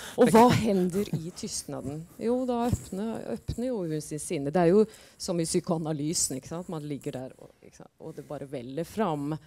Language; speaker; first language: Swedish; non-native, fluent; Norwegian